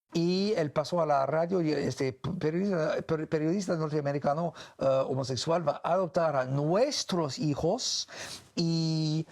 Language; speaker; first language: Spanish; non-native, learner; English